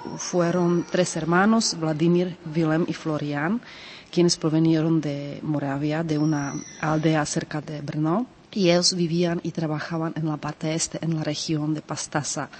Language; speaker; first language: Spanish; non-native, fluent; Czech